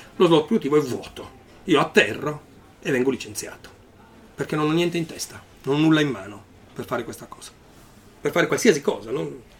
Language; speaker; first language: Italian; native; Italian